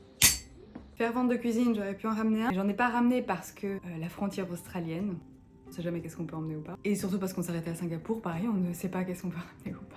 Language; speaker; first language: French; native; French